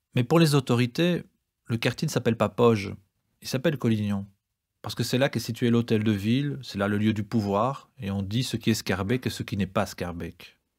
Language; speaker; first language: French; native; French